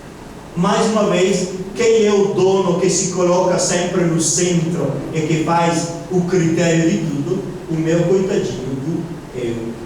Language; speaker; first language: Portuguese; non-native, fluent; Italian